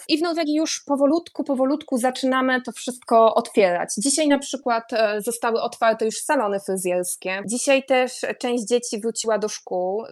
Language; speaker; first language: Polish; native; Polish